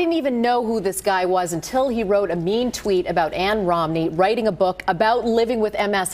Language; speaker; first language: English; native; English